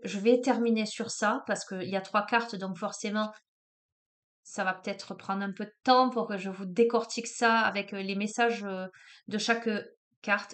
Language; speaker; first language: French; native; French